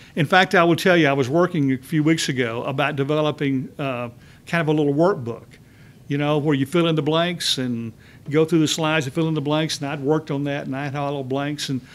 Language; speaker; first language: English; native; English